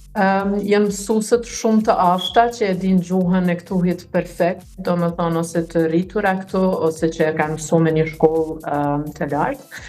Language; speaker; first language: Albanian; early bilingual, heritage; Albanian